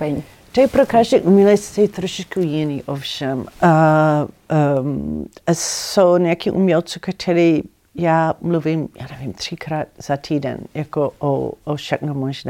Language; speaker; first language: Czech; non-native, fluent; English